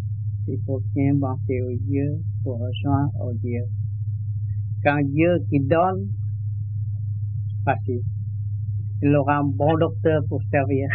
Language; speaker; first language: French; non-native, learner; Vietnamese